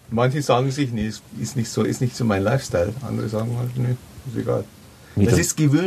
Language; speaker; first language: German; native; German